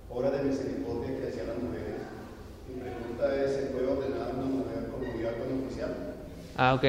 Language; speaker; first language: Spanish; non-native, fluent; English